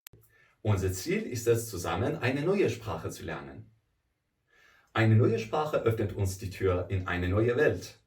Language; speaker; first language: German; non-native, fluent; Persian